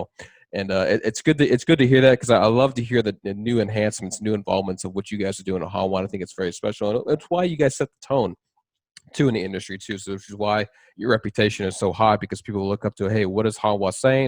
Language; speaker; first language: English; native; English